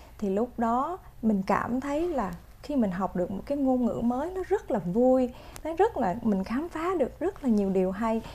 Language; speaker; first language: Vietnamese; native; Vietnamese